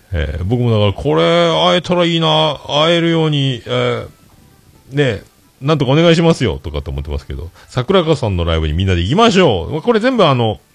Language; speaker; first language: Japanese; native; Japanese